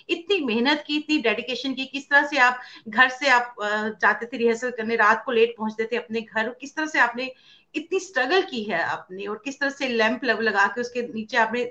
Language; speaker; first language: Hindi; native; Hindi